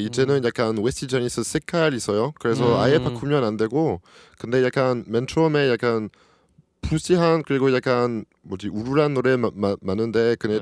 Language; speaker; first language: Korean; non-native, learner; French